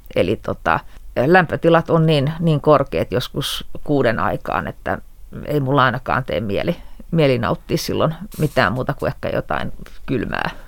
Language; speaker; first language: Finnish; native; Finnish